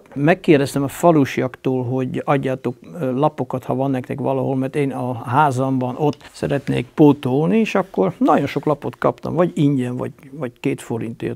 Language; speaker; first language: Hungarian; non-native, fluent; Dutch